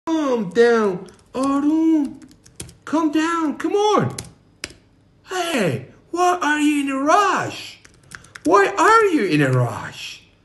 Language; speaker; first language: English; non-native, fluent; Persian